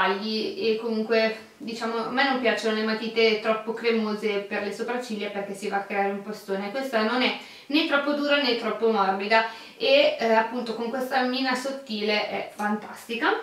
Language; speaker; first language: Italian; native; Italian